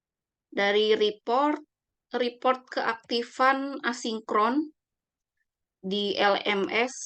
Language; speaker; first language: Indonesian; native; Indonesian